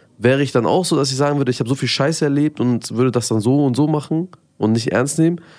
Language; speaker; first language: German; early bilingual, other home language; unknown